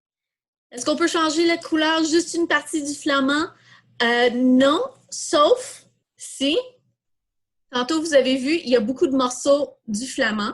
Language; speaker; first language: French; native; French